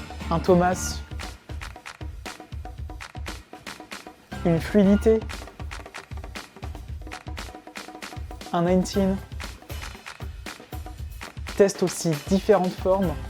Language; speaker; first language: French; native; French